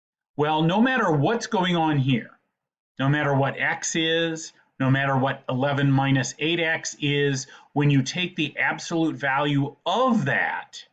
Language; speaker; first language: English; native; English